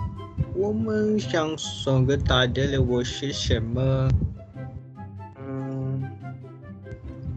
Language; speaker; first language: Chinese; non-native, learner; Malay